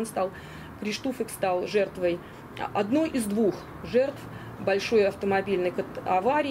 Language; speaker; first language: Russian; native; Russian